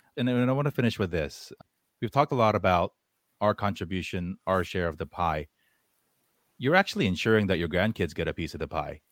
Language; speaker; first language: English; early bilingual, other home language; Korean